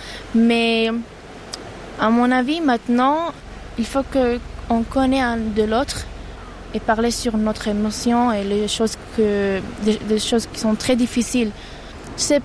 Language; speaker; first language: French; non-native, learner; Arabic